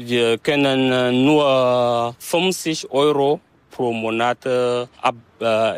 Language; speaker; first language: German; non-native, learner; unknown